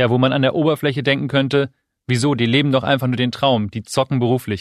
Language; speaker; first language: German; native; German